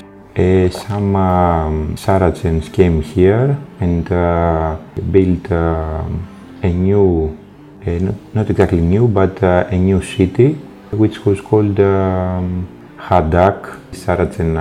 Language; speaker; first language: English; non-native, fluent; Greek